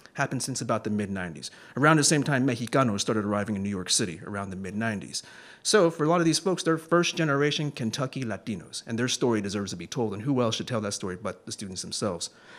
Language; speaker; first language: English; native; English